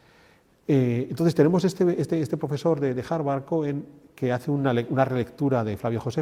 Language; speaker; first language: Spanish; native; Spanish